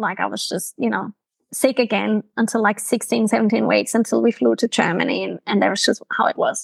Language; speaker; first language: English; non-native, fluent; German